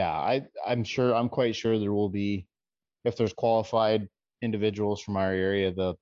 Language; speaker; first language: English; native; English